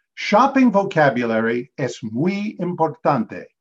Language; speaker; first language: Spanish; non-native, learner; English